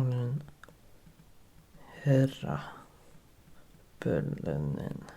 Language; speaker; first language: Finnish; non-native, learner; English